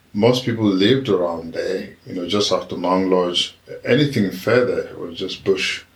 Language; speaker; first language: English; non-native, local second language; Tswana